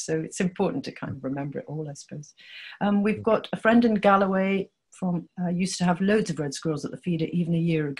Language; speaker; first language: English; native; English